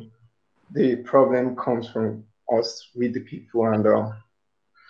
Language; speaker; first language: English; non-native, local second language; Yoruba